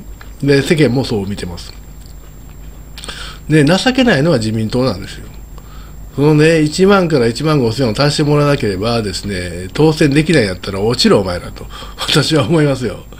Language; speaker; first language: Japanese; native; Japanese